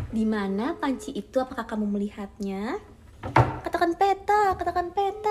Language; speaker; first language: Indonesian; native; Indonesian